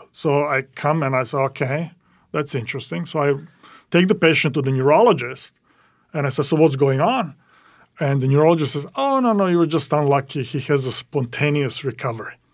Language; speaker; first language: English; non-native, fluent; Serbian